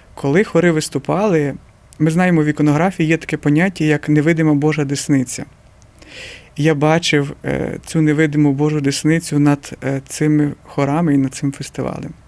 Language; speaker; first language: Ukrainian; native; Ukrainian